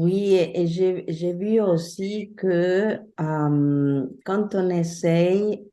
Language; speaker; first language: French; non-native, fluent; Spanish